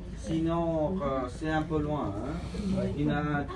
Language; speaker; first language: French; non-native, fluent; Vietnamese